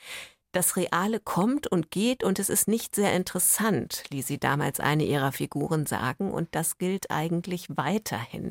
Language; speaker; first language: German; native; German